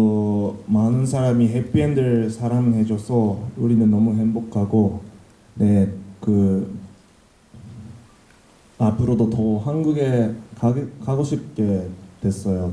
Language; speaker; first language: Korean; non-native, learner; Japanese